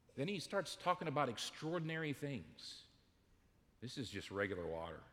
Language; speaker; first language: English; native; English